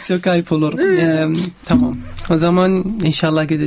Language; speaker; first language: Turkish; non-native, learner; Arabic